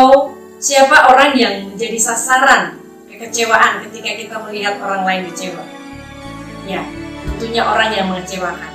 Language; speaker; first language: Indonesian; native; Indonesian